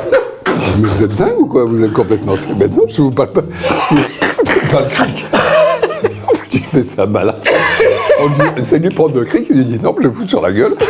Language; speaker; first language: French; native; French